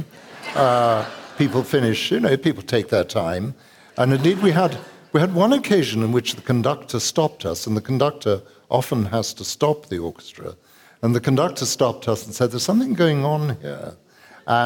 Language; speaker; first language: English; native; English